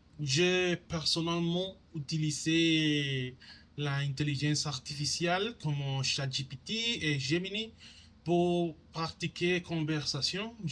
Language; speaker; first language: French; non-native, learner; Spanish